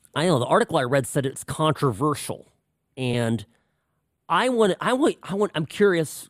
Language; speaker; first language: English; early bilingual, other home language; Czech